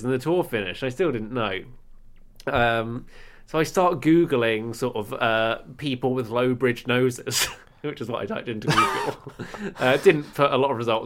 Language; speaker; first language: English; native; English